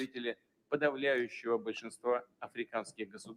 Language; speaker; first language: Russian; native; Russian